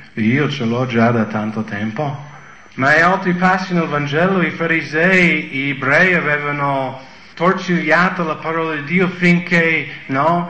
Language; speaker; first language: Italian; non-native, fluent; English